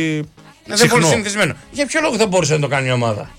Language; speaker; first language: Greek; native; Greek